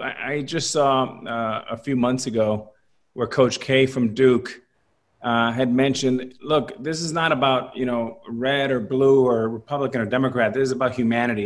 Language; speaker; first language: English; early bilingual, other home language; Spanish